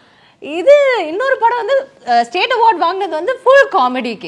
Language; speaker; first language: Tamil; native; Tamil